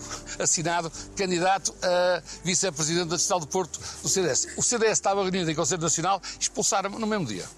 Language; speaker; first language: Portuguese; native; Portuguese